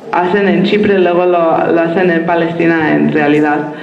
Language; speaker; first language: Spanish; non-native, fluent; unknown